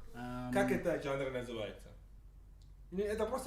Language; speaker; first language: Russian; non-native, learner; English